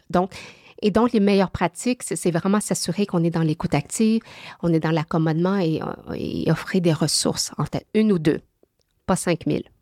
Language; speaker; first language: French; early bilingual, other home language; Vietnamese